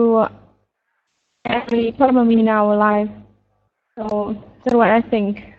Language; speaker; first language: English; non-native, learner; Vietnamese